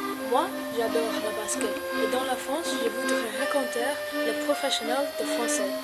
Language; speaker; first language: French; non-native, learner; English